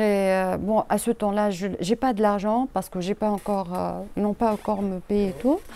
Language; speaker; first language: French; non-native, learner; Arabic